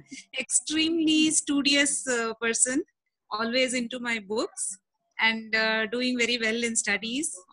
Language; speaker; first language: English; non-native, local second language; Hindi